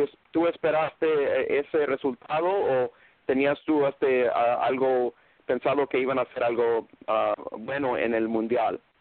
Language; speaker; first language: Spanish; early bilingual, heritage; Spanish